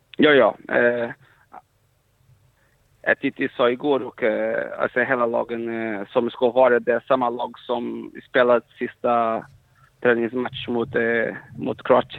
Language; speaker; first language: Swedish; non-native, fluent; Portuguese